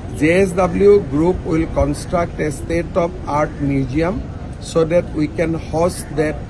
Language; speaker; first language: English; non-native, local second language; Assamese